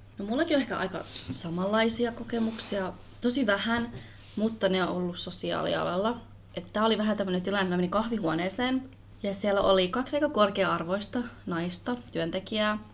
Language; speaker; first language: Finnish; early bilingual, other home language; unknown